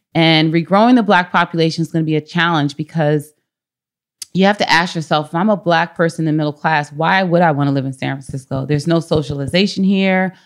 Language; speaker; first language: English; native; English